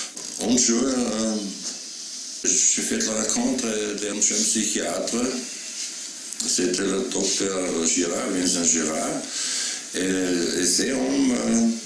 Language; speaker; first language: French; non-native, learner; German